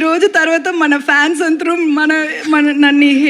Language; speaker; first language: Telugu; non-native, learner; Tamil